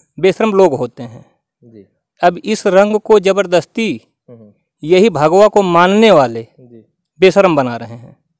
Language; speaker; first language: Hindi; native; Hindi